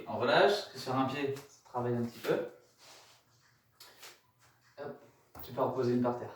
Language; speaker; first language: French; native; French